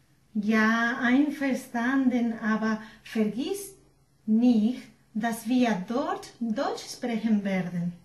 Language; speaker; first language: German; non-native, learner; Spanish